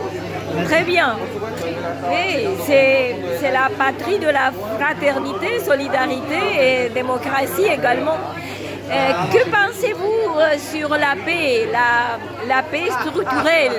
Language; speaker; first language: French; non-native, fluent; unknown